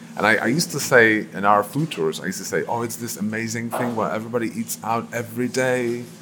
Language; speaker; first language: English; non-native, fluent; Czech